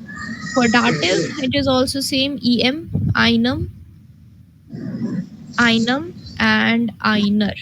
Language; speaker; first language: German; non-native, fluent; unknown